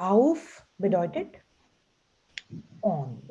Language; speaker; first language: German; non-native, fluent; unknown